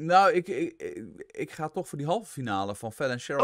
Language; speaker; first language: Dutch; native; Dutch